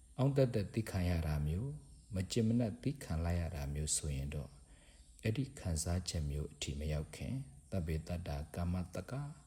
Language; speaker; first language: Burmese; non-native, fluent; Korean